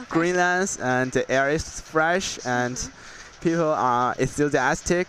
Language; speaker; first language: English; non-native, learner; Chinese